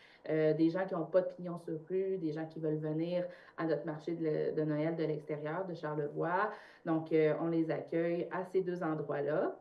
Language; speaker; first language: French; native; French